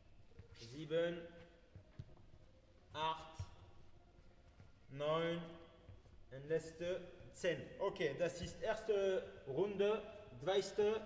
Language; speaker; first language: German; non-native, learner; French